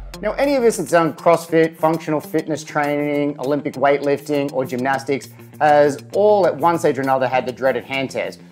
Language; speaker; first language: English; native; English